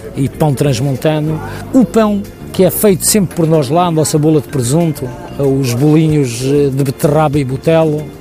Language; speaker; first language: Portuguese; native; Portuguese